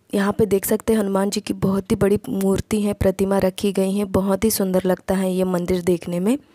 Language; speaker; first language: Hindi; non-native, local second language; Marathi